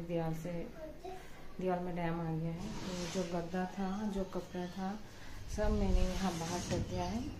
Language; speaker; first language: Hindi; non-native, local second language; Bangla